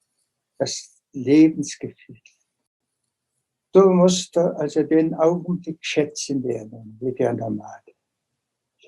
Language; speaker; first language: German; non-native, fluent; Tuvinian